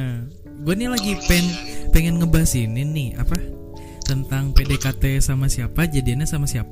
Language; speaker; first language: Indonesian; native; Indonesian